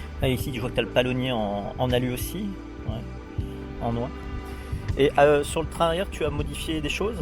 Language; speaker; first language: French; native; French